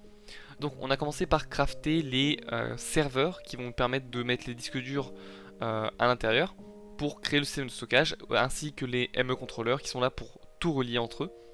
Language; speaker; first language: French; native; French